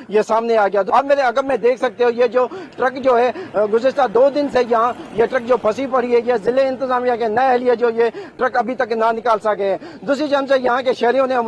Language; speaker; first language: Urdu; non-native, local second language; Sindhi